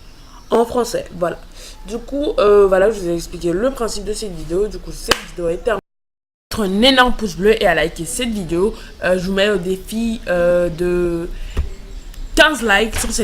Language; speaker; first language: French; native; French